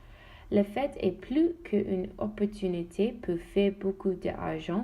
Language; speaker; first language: French; non-native, learner; Dutch